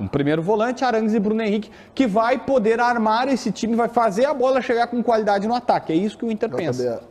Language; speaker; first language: Portuguese; native; Portuguese